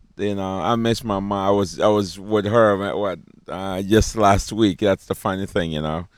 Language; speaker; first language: English; non-native, local second language; Akan